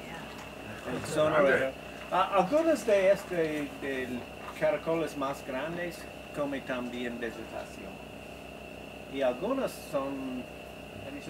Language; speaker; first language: Spanish; non-native, learner; English